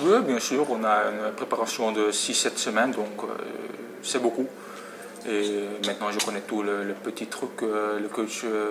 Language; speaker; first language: French; non-native, fluent; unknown